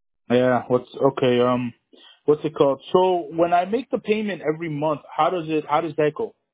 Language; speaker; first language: English; early bilingual, other home language; Spanish